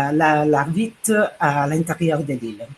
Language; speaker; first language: French; non-native, fluent; Italian